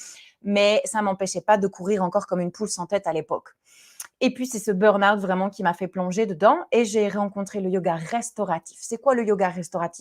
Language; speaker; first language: French; native; French